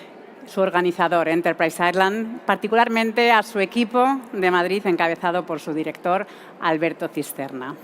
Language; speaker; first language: Spanish; native; Spanish